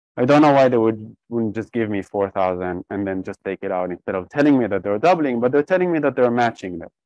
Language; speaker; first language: English; non-native, fluent; Hebrew